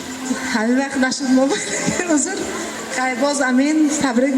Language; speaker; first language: Persian; native; Persian